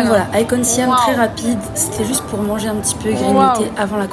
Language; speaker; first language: French; native; French